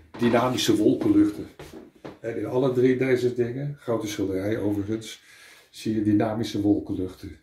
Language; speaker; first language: Dutch; native; Dutch